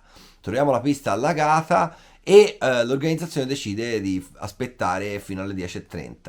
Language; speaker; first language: Italian; native; Italian